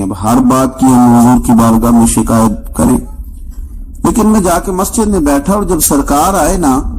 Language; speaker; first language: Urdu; non-native, local second language; Punjabi